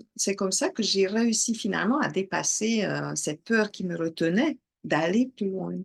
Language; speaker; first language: French; non-native, fluent; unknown